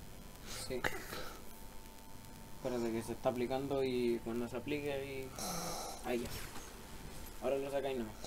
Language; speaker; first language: Spanish; native; Spanish